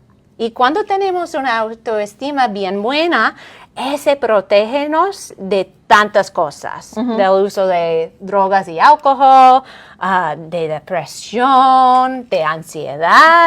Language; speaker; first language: Spanish; non-native, fluent; English